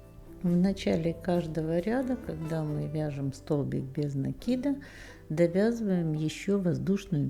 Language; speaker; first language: Russian; native; Russian